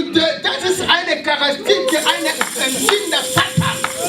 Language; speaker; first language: German; non-native, learner; French